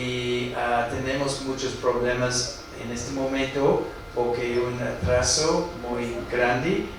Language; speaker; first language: Spanish; non-native, fluent; English